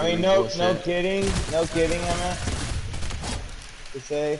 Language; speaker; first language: English; native; English